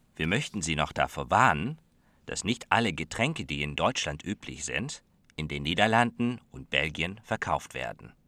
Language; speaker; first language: German; non-native, fluent; Dutch